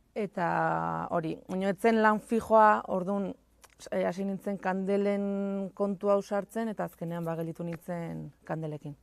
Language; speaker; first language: Basque; native; Basque